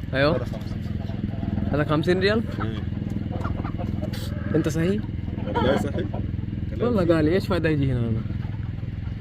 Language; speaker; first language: Arabic; non-native, learner; Bangla